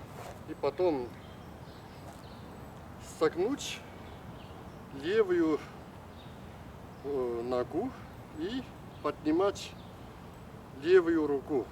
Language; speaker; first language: Russian; non-native, learner; Chinese